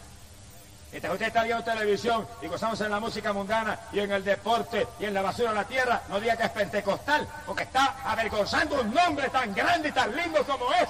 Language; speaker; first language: Spanish; native; Spanish